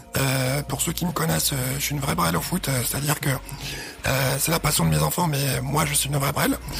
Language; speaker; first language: French; early bilingual, other home language; Arabic